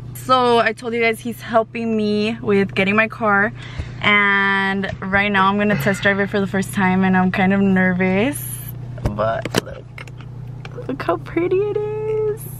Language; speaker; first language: English; native; English